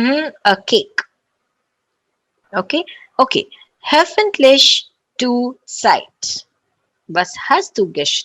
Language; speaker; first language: German; non-native, learner; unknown